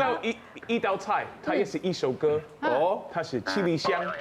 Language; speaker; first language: Chinese; non-native, fluent; English